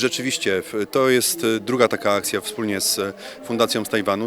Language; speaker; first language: Polish; native; Polish